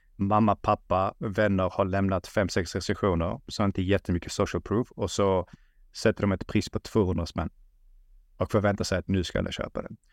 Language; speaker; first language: Swedish; early bilingual, other home language; Russian